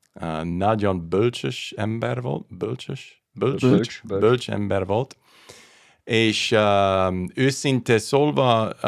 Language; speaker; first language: Hungarian; non-native, learner; English